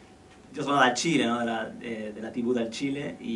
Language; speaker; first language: Italian; non-native, learner; Spanish